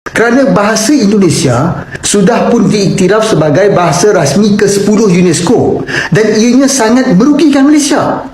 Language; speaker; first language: Malay; native; Malay